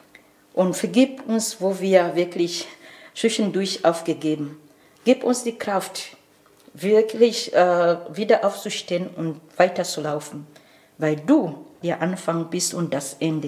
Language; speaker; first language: German; non-native, learner; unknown